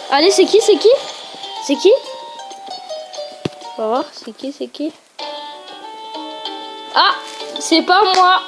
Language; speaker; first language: French; early bilingual, other home language; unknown